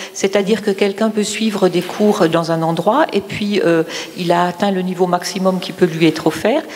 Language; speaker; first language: French; native; French